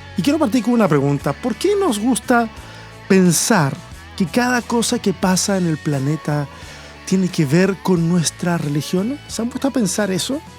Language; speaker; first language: Spanish; native; Spanish